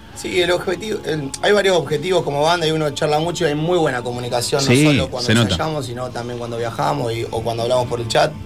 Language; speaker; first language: Spanish; native; Spanish